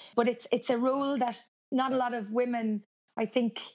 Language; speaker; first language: English; native; English